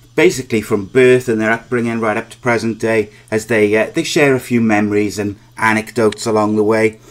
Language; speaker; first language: English; native; English